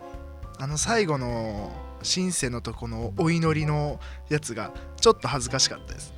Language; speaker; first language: Japanese; native; Japanese